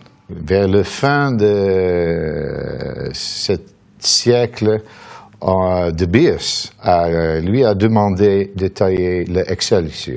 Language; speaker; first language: French; non-native, fluent; Dutch